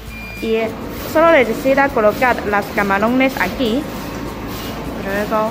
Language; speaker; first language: Spanish; non-native, learner; Chinese